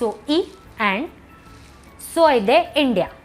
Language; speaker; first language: Spanish; non-native, learner; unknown